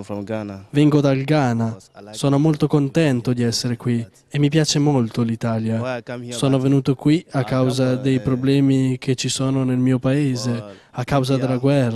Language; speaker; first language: Italian; non-native, fluent; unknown